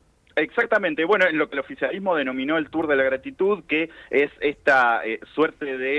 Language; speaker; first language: Spanish; native; Spanish